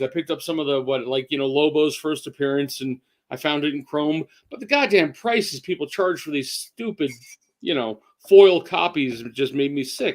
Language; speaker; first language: English; native; English